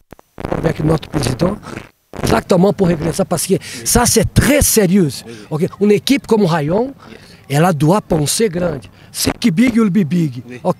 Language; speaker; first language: French; non-native, learner; Portuguese